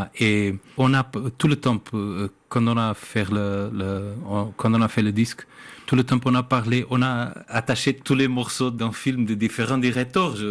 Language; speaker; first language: French; non-native, fluent; Portuguese